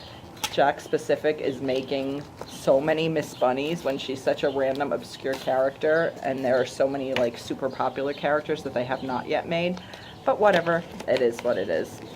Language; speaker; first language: English; native; English